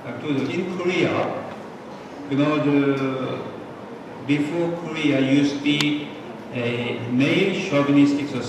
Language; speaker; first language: English; non-native, fluent; Korean